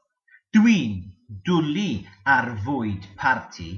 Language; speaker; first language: Welsh; non-native, learner; English